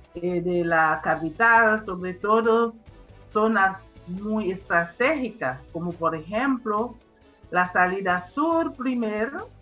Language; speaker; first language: Spanish; non-native, fluent; Haitian Creole